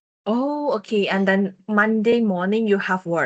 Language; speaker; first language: English; non-native, fluent; Indonesian